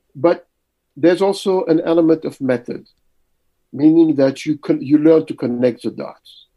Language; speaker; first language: English; early bilingual, other home language; French